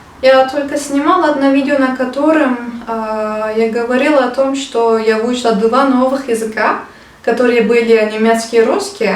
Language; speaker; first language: Russian; non-native, learner; Turkish